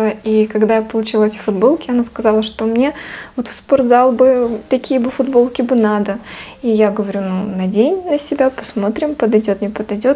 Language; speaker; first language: Russian; native; Russian